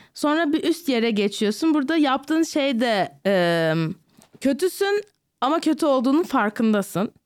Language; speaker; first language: Turkish; early bilingual, heritage; Turkish